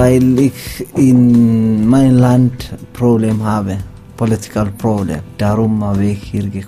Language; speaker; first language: German; non-native, learner; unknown